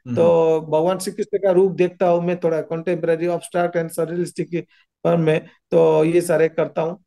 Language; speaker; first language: Hindi; non-native, local second language; Odia